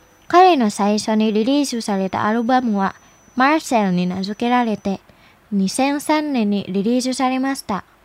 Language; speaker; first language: Japanese; non-native, fluent; Indonesian